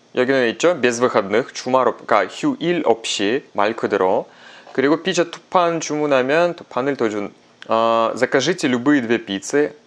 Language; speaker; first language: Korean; non-native, fluent; Russian